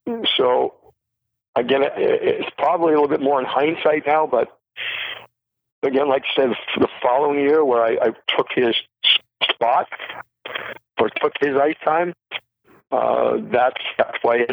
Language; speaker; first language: English; native; English